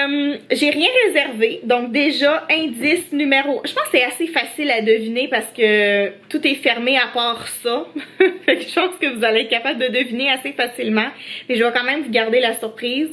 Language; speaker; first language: French; native; French